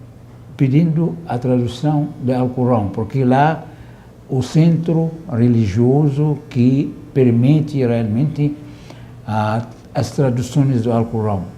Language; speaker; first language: Portuguese; non-native, fluent; Arabic